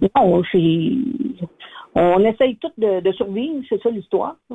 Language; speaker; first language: French; native; French